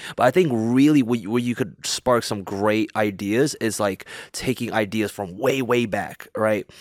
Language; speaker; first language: English; early bilingual, other home language; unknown